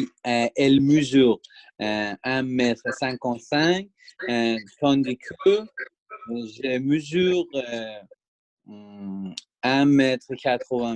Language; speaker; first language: French; non-native, learner; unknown